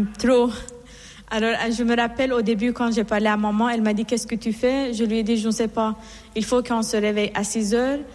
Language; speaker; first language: French; non-native, fluent; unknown